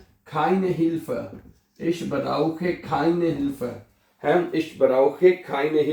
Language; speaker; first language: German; non-native, fluent; Urdu